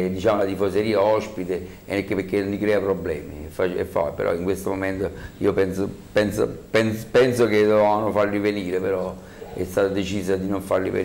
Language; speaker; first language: Italian; native; Italian